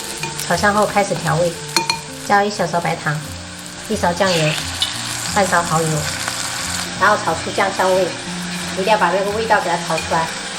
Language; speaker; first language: Chinese; native; Chinese